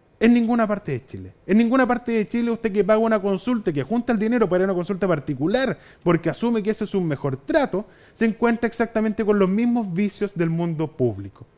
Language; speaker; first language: Spanish; native; Spanish